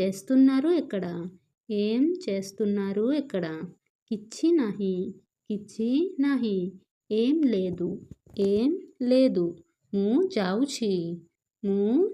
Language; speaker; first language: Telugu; non-native, fluent; Odia